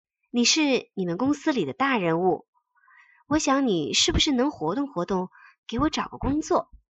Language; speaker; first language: Chinese; native; Chinese